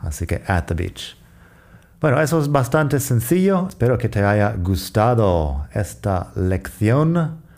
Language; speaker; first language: Spanish; non-native, fluent; English